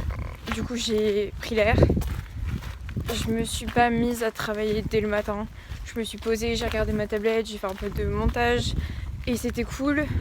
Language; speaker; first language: French; native; French